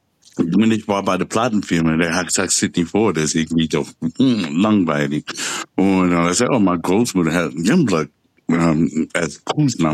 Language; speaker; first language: German; non-native, fluent; English